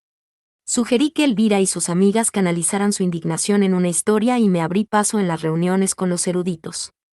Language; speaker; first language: Spanish; native; Spanish